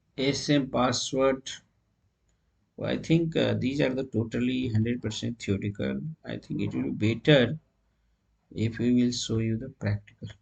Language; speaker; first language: English; non-native, local second language; Hindi